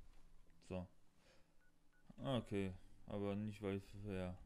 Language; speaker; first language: German; non-native, learner; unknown